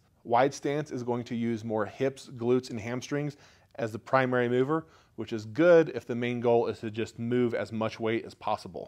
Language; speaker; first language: English; native; English